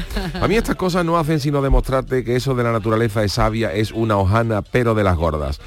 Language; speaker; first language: Spanish; native; Spanish